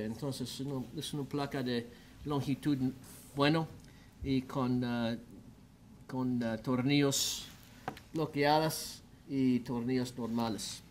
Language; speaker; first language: Spanish; non-native, learner; English